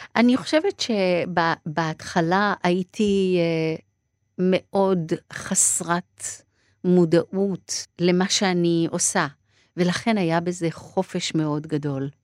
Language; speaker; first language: Hebrew; early bilingual, other home language; Persian